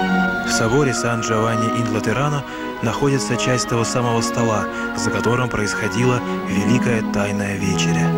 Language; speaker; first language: Russian; native; Russian